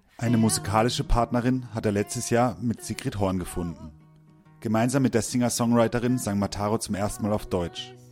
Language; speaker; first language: German; native; German